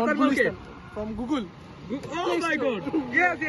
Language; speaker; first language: English; non-native, local second language; Bangla